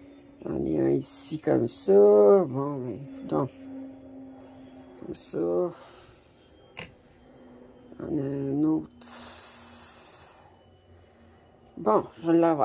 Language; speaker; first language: French; native; French